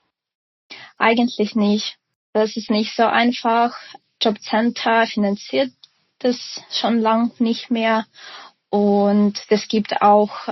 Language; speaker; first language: German; non-native, fluent; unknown